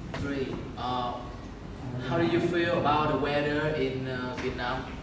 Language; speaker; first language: English; non-native, learner; Vietnamese